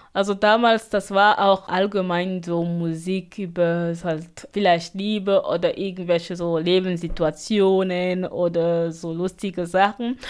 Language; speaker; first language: German; non-native, fluent; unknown